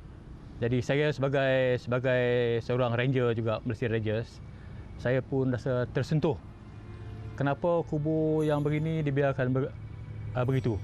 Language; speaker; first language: Malay; native; Malay